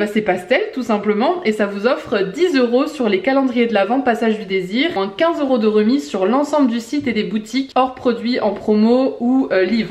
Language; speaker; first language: French; native; French